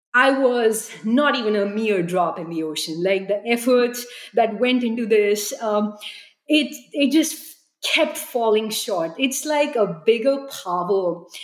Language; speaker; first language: English; non-native, local second language; Hindi